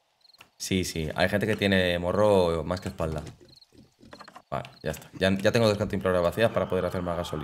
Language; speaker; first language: Spanish; native; Spanish